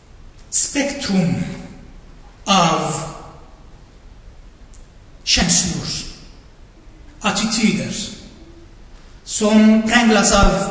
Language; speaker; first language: Swedish; non-native, fluent; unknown